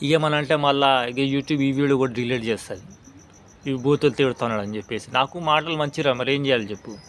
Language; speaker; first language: Telugu; non-native, local second language; Urdu